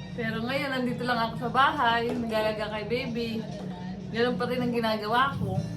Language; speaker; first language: Filipino; native; Filipino